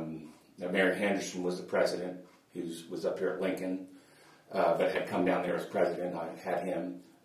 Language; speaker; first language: English; native; English